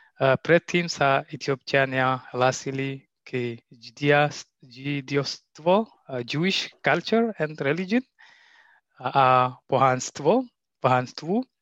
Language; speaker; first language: Slovak; non-native, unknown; Tigrinya